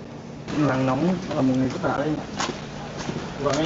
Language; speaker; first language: Vietnamese; native; Vietnamese